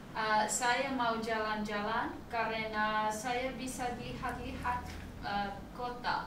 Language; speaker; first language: Indonesian; non-native, learner; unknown